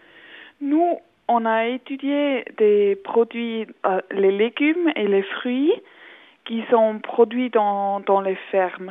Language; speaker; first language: French; non-native, local second language; German